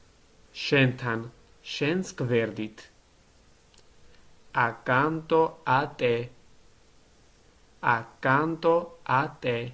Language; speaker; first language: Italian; non-native, learner; Georgian